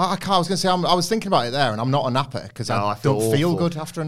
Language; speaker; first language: English; native; English